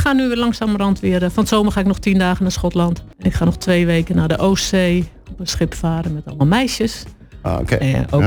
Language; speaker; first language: Dutch; native; Dutch